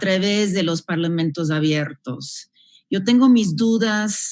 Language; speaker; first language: Spanish; non-native, fluent; English